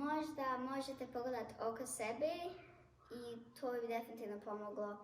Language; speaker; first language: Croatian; early bilingual, heritage; Bosnian